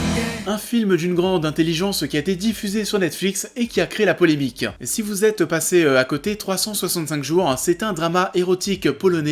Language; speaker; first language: French; native; French